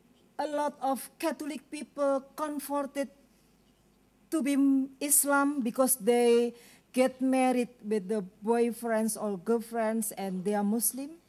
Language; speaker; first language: English; non-native, learner; Indonesian